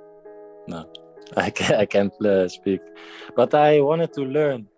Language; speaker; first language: English; non-native, fluent; Dutch